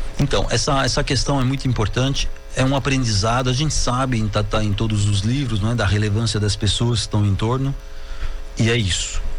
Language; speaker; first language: Portuguese; non-native, fluent; French